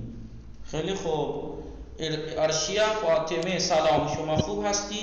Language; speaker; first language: Persian; non-native, fluent; Urdu